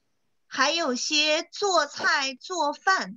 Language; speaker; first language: Chinese; native; Chinese